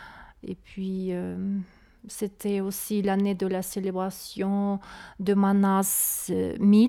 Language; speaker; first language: French; non-native, learner; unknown